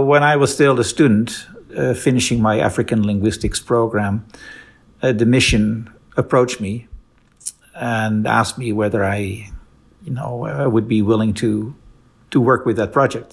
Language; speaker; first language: English; non-native, fluent; Dutch